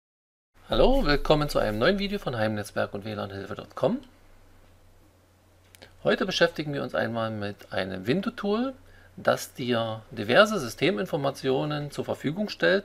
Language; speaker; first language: German; native; German